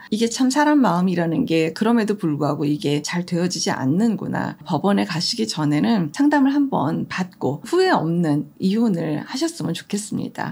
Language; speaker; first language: Korean; native; Korean